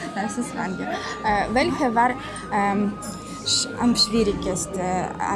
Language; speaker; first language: German; non-native, learner; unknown